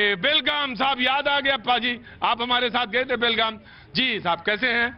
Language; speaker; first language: Hindi; native; Hindi